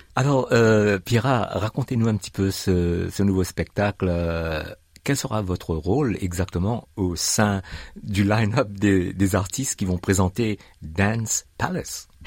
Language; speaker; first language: French; native; French